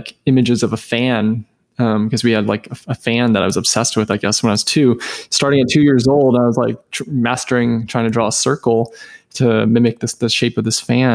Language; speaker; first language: English; native; English